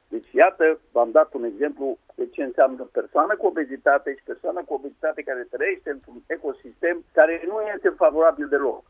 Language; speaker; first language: Romanian; native; Romanian